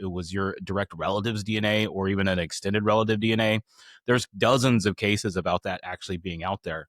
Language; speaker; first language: English; native; English